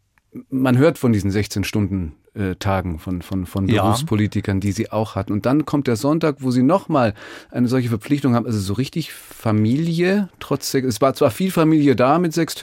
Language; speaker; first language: German; native; German